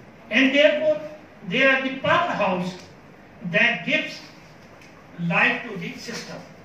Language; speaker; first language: English; non-native, local second language; Urdu